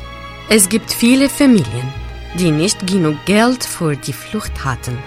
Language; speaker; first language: German; non-native, fluent; Arabic